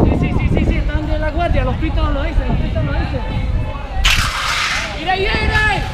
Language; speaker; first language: Spanish; native; Spanish